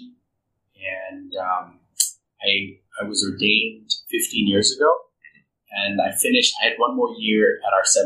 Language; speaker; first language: English; non-native, local second language; Filipino